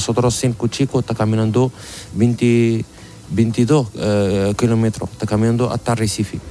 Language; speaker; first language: Spanish; non-native, learner; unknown